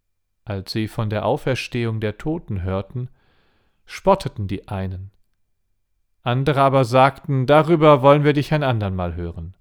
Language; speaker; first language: German; native; German